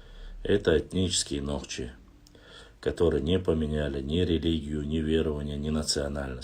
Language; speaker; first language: Russian; non-native, local second language; Chechen